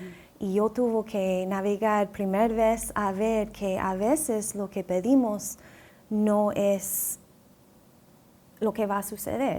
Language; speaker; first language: Spanish; non-native, fluent; English